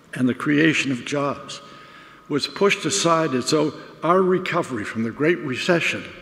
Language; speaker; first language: English; native; English